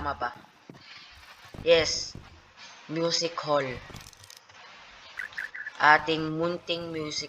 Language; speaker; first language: Filipino; native; Filipino